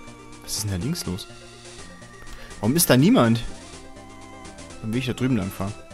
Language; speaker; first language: German; native; German